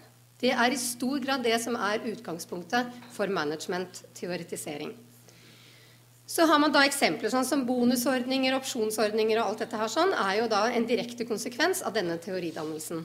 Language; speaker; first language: Norwegian; native; Norwegian